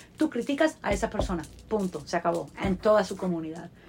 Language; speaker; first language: Spanish; non-native, fluent; English